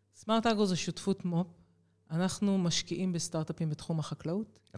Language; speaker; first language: Hebrew; native; Hebrew